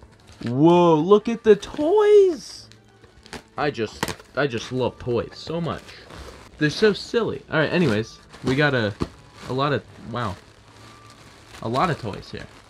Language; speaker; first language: English; native; English